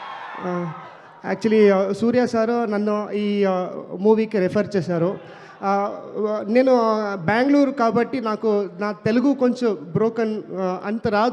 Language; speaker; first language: Telugu; non-native, learner; Kannada